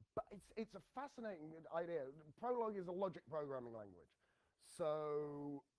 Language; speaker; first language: English; native; English